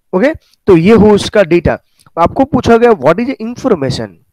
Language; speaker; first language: Hindi; native; Hindi